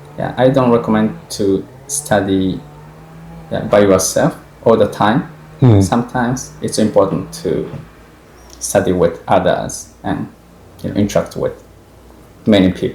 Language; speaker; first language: English; non-native, fluent; Japanese